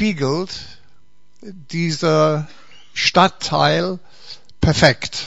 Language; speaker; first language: German; non-native, fluent; English